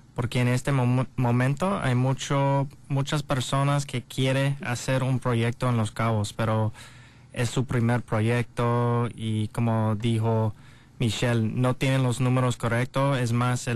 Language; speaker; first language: Spanish; non-native, learner; English